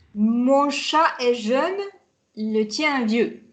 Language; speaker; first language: French; non-native, fluent; Hungarian